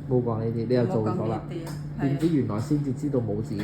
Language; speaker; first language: Cantonese; native; Cantonese